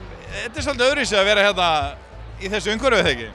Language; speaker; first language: Icelandic; native; Icelandic